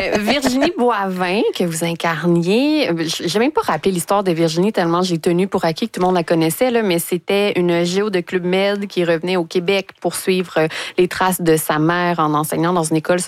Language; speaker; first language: French; native; French